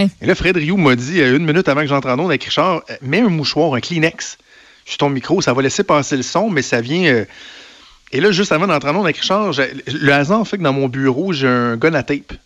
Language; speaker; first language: French; native; French